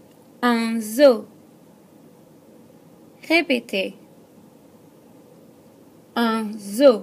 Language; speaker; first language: French; non-native, fluent; English